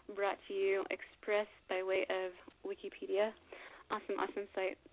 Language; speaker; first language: English; native; English